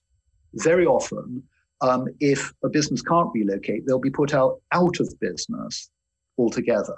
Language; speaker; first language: English; native; English